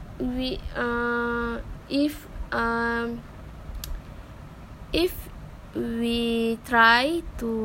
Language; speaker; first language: English; non-native, learner; Malay